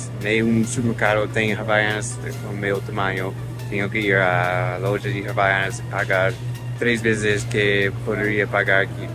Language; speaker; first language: Portuguese; non-native, fluent; English